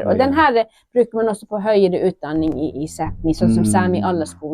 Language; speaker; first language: Norwegian; non-native, local second language; Northern Sami